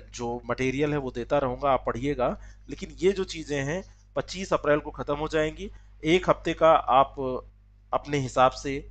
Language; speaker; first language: Hindi; native; Hindi